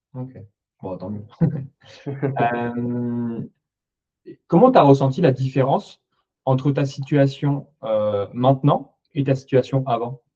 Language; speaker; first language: French; native; French